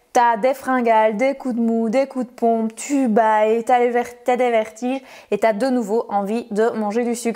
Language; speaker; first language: French; native; French